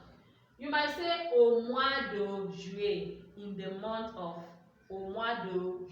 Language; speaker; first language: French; non-native, fluent; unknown